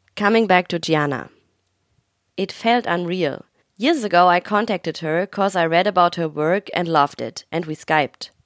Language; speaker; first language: English; non-native, fluent; German